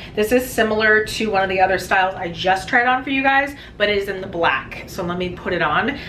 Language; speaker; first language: English; native; English